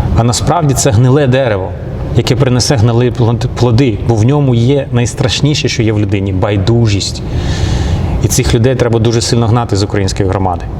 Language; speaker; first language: Ukrainian; non-native, local second language; Russian